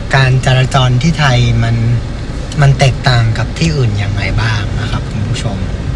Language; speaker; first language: Thai; non-native, fluent; Vietnamese